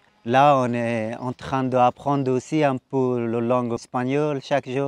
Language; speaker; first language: French; non-native, learner; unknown